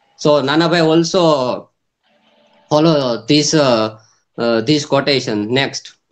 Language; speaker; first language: English; non-native, local second language; Gujarati